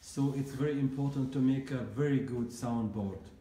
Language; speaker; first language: English; non-native, learner; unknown